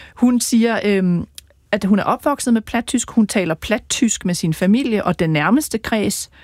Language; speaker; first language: Danish; native; Danish